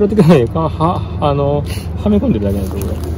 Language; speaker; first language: Japanese; native; Japanese